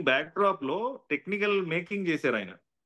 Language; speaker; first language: Telugu; native; Telugu